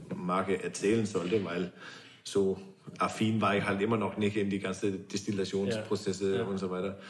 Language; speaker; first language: German; non-native, fluent; Danish